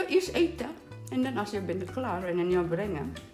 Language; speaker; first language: Dutch; non-native, learner; Indonesian